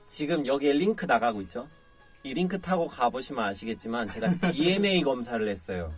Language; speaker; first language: Korean; native; Korean